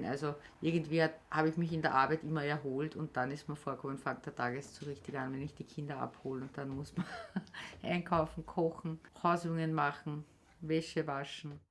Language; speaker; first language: German; native; German